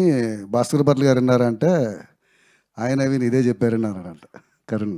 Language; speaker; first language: Telugu; native; Telugu